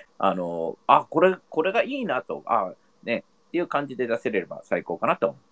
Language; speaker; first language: Japanese; non-native, fluent; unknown